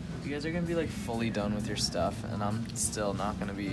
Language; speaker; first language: English; native; English